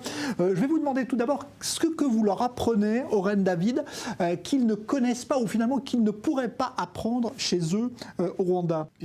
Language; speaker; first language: French; native; French